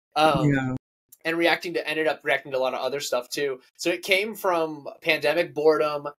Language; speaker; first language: English; native; English